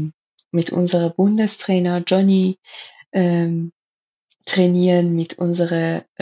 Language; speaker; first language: German; non-native, learner; Persian